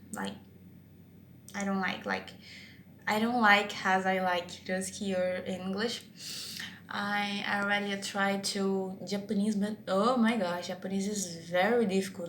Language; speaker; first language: English; non-native, learner; Portuguese